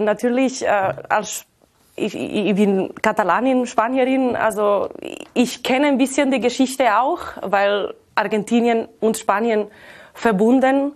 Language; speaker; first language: German; non-native, fluent; Catalan